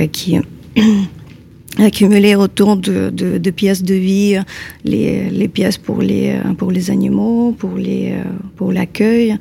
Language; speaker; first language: French; non-native, fluent; Ukrainian